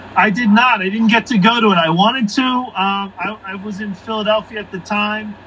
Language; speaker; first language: English; native; English